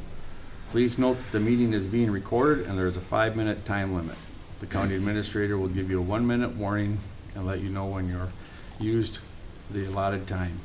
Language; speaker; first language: English; native; English